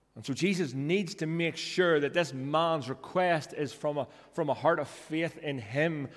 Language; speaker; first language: English; native; English